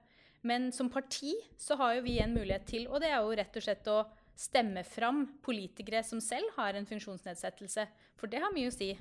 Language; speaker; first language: Norwegian; native; Norwegian